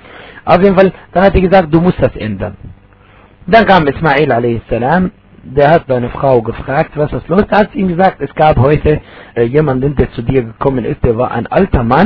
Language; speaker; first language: German; non-native, fluent; Arabic